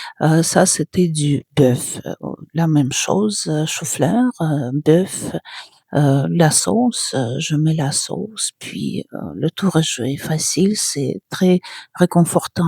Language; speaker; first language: French; non-native, fluent; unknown